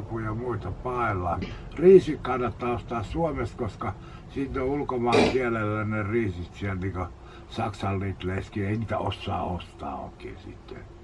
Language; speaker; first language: Finnish; native; Finnish